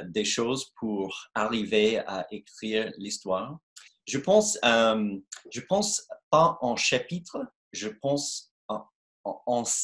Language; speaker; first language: French; non-native, fluent; English